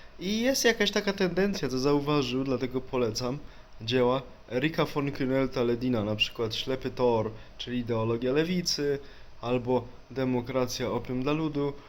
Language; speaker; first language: Polish; native; Polish